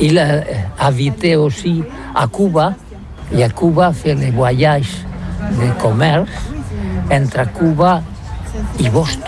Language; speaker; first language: French; non-native, learner; Catalan